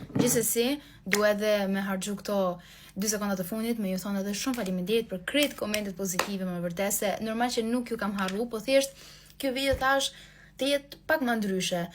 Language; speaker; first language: Albanian; early bilingual, heritage; Albanian